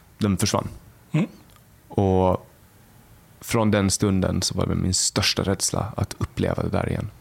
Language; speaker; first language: Swedish; native; Swedish